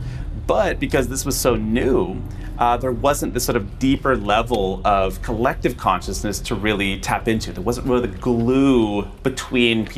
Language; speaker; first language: English; native; English